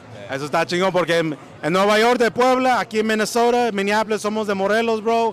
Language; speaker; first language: Spanish; early bilingual, heritage; Spanish